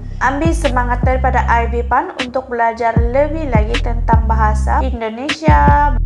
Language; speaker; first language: Malay; native; Malay